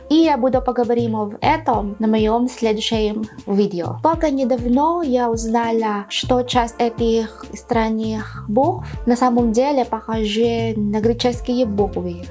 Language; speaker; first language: Russian; non-native, learner; Filipino